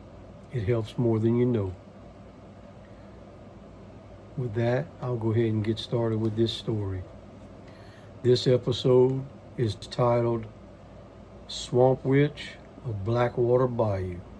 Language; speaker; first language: English; native; English